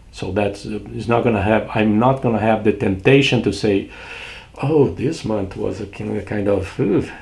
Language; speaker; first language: English; non-native, fluent; Portuguese